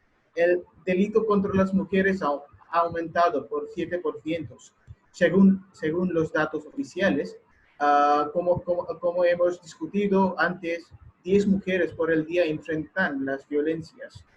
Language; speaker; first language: Spanish; non-native, learner; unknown